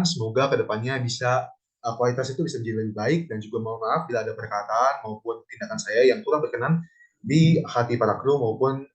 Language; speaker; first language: Indonesian; native; Indonesian